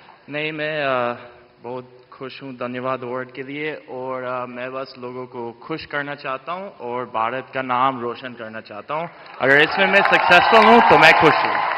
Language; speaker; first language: Hindi; non-native, fluent; English